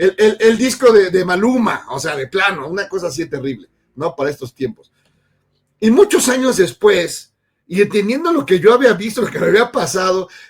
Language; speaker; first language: Spanish; native; Spanish